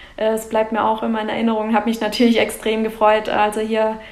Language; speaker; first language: German; native; German